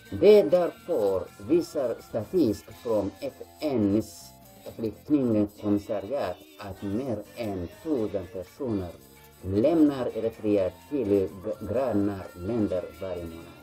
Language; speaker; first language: Swedish; non-native, learner; Tigrinya